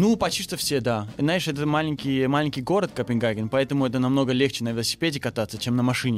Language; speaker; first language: Russian; early bilingual, heritage; Russian